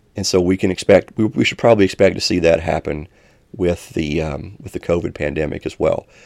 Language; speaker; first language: English; native; English